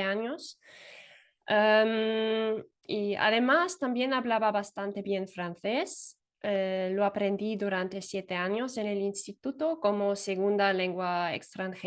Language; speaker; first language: Spanish; non-native, fluent; German